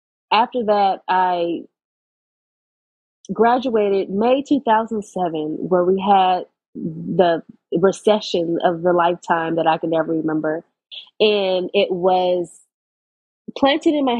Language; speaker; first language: English; native; English